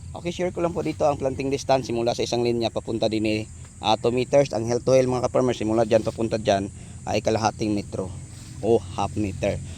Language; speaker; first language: Filipino; non-native, local second language; Cebuano